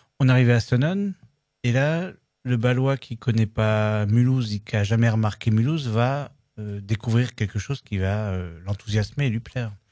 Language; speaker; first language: French; native; French